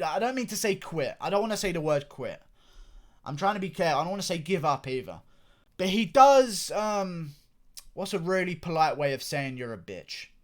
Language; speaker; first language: English; native; English